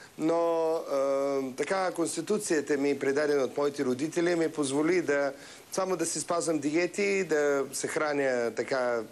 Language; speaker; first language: Bulgarian; non-native, learner; Russian